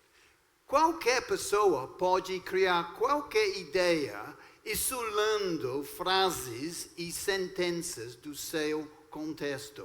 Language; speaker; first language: Portuguese; non-native, fluent; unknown